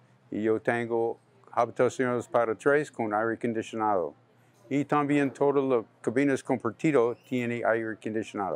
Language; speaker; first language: Spanish; non-native, learner; English